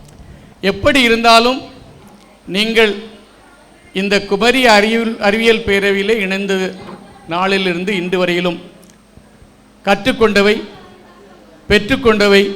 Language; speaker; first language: Tamil; native; Tamil